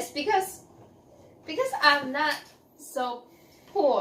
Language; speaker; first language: English; non-native, learner; Chinese